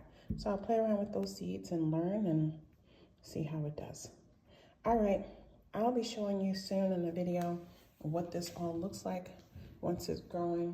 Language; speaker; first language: English; native; English